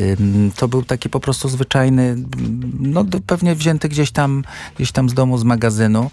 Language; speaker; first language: Polish; native; Polish